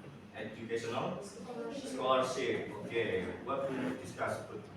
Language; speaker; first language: English; non-native, learner; Indonesian